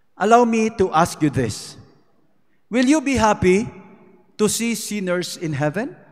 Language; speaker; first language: English; non-native, local second language; Cebuano